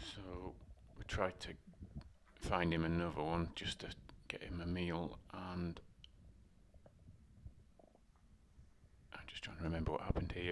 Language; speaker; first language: English; native; English